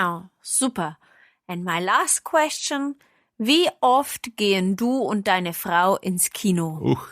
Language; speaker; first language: German; non-native, fluent; English